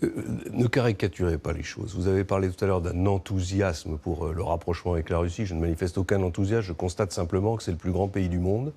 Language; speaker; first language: French; native; French